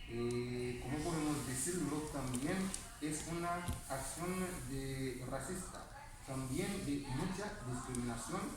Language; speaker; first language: Spanish; non-native, learner; Haitian Creole